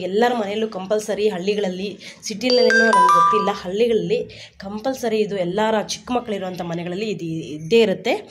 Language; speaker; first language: Kannada; non-native, local second language; Telugu